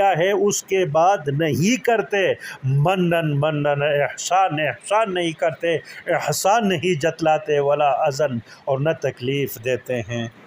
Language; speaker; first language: Urdu; non-native, local second language; Pashto